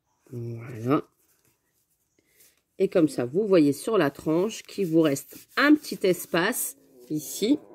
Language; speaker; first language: French; native; French